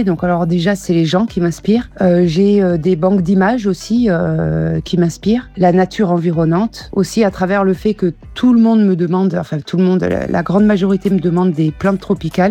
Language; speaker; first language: French; early bilingual, other home language; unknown